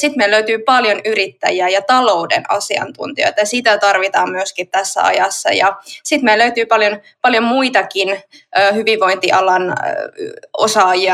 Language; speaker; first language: Finnish; native; Finnish